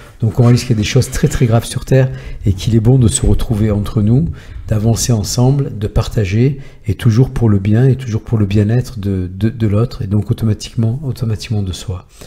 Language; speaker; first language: French; native; French